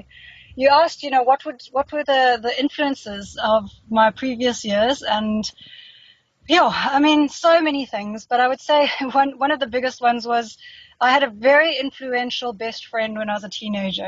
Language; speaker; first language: English; native; English